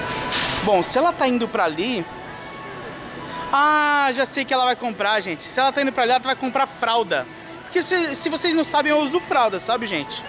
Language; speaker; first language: Portuguese; native; Portuguese